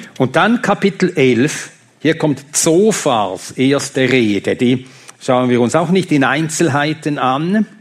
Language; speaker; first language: German; non-native, fluent; Swedish